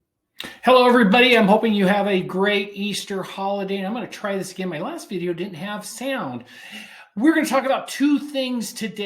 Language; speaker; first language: English; native; English